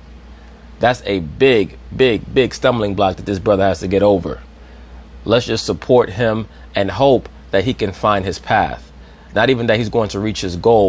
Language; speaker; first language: English; native; English